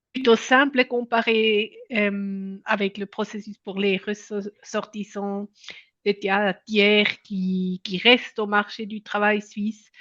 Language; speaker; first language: French; non-native, local second language; German